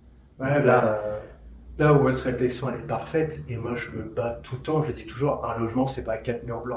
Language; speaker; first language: French; native; French